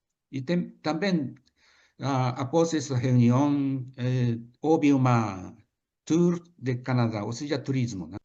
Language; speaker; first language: Portuguese; non-native, fluent; Japanese